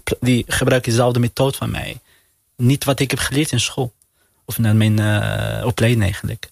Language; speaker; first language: Dutch; non-native, learner; Arabic